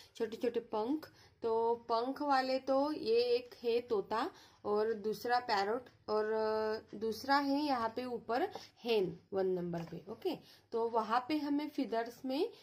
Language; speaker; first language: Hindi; non-native, local second language; Marathi